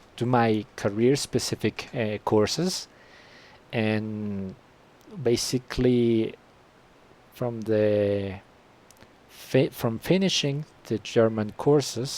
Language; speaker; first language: English; non-native, fluent; Spanish